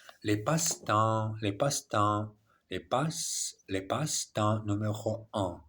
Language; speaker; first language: French; non-native, learner; English